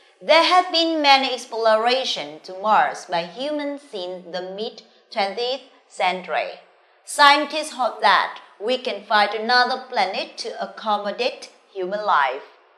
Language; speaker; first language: English; non-native, fluent; Vietnamese